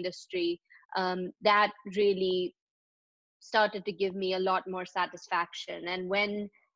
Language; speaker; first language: English; non-native, local second language; Hindi